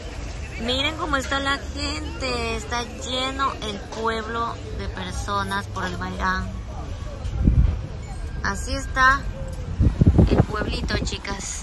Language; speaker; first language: Spanish; native; Spanish